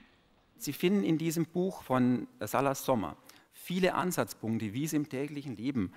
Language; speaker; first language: German; native; German